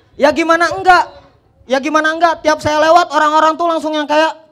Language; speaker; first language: Indonesian; native; Indonesian